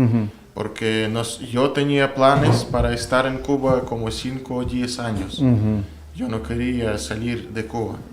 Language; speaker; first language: Spanish; non-native, learner; Russian